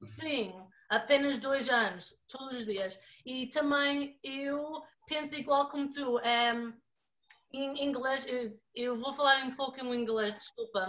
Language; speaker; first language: Portuguese; early bilingual, other home language; English